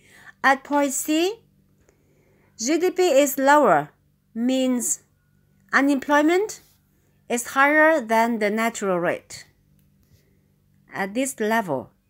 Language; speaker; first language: English; non-native, fluent; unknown